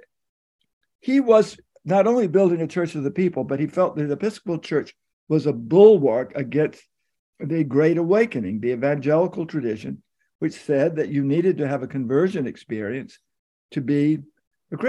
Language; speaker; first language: English; native; English